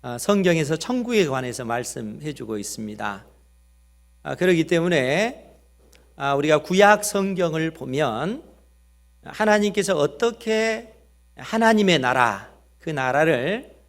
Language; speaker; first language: Korean; native; Korean